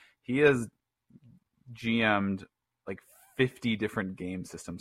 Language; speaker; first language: English; native; English